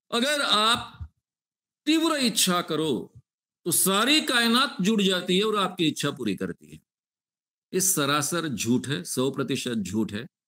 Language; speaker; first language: Hindi; non-native, local second language; Marathi